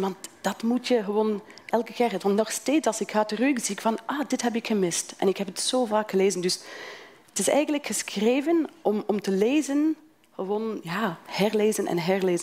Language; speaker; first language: Dutch; non-native, fluent; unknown